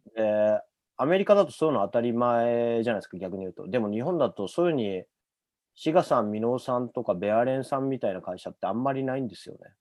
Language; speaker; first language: Japanese; native; Japanese